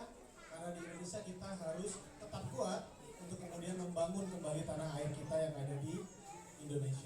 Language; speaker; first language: Indonesian; native; Indonesian